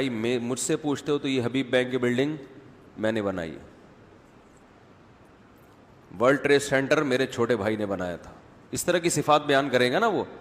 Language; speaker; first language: Urdu; native; Urdu